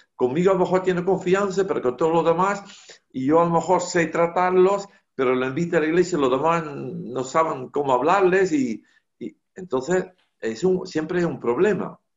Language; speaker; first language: Spanish; non-native, fluent; Dutch